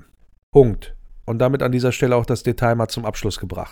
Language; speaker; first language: German; native; German